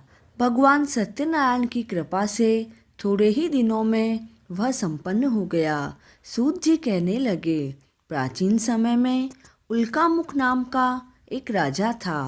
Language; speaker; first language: Hindi; native; Hindi